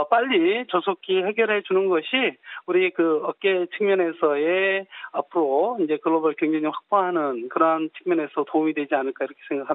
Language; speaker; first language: Korean; native; Korean